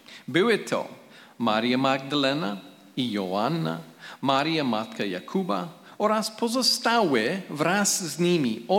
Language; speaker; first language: Polish; non-native, fluent; English